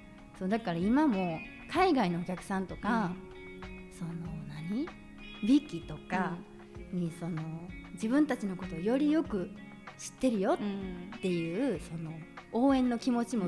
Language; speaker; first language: Japanese; native; Japanese